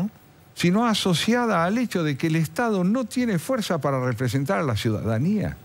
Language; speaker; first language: Spanish; native; Spanish